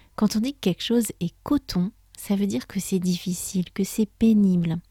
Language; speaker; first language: French; native; French